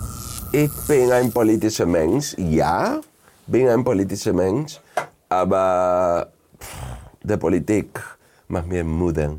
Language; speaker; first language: German; non-native, fluent; Spanish